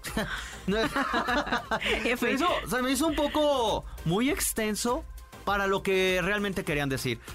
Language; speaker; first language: Spanish; native; Spanish